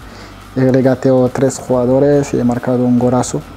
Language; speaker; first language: Spanish; non-native, fluent; French